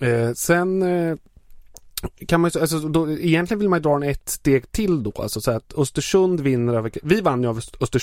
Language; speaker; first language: Swedish; native; Swedish